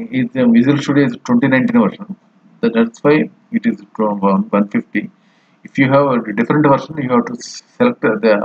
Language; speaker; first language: English; non-native, local second language; Telugu